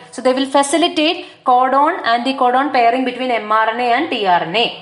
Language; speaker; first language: English; non-native, local second language; Malayalam